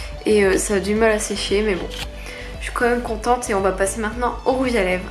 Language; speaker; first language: French; native; French